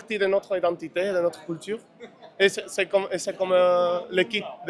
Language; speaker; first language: French; non-native, fluent; Spanish